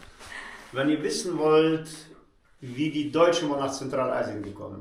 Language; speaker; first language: German; early bilingual, heritage; German